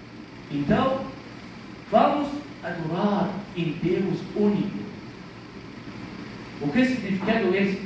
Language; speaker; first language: Portuguese; non-native, learner; Arabic